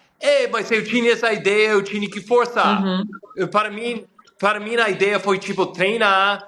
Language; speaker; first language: Portuguese; non-native, fluent; English